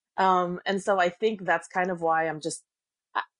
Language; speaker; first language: English; early bilingual, other home language; Korean